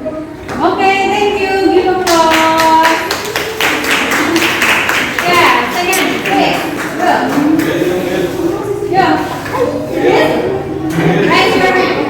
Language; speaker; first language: English; non-native, learner; Indonesian